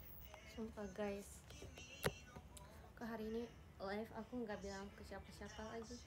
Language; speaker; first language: Indonesian; non-native, fluent; Japanese